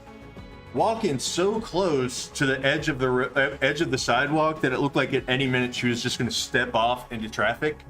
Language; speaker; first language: English; native; English